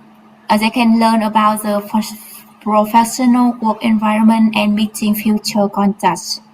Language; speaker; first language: English; non-native, learner; Vietnamese